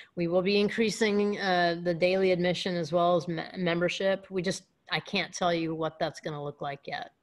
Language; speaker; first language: English; native; English